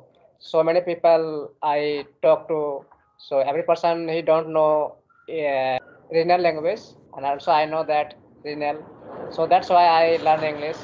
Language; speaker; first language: English; non-native, learner; Hindi